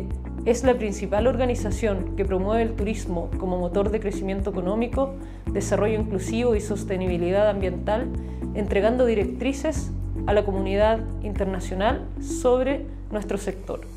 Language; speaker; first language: Spanish; native; Spanish